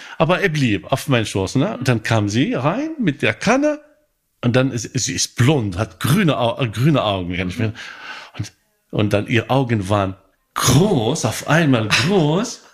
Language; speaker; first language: German; non-native, fluent; Arabic